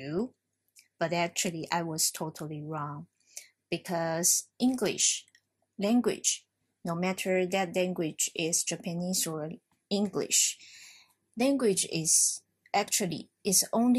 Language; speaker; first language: English; non-native, fluent; Chinese